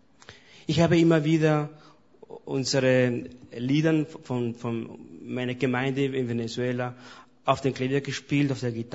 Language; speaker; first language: German; non-native, fluent; Spanish